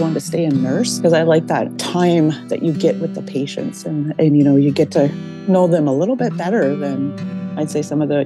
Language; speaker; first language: English; native; English